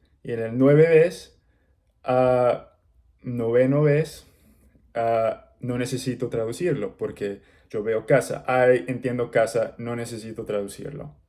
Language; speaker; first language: Spanish; non-native, learner; English